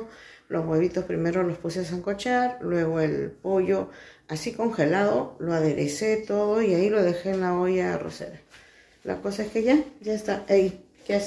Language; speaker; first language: Spanish; native; Spanish